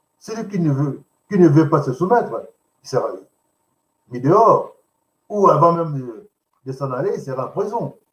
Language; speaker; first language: French; non-native, local second language; Lingala